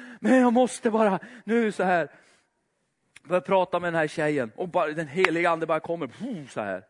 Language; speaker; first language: Swedish; native; Swedish